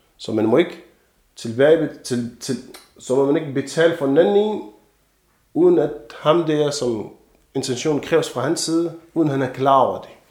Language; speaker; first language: Danish; non-native, fluent; Arabic